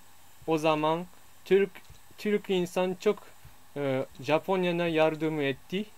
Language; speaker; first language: Turkish; non-native, learner; Japanese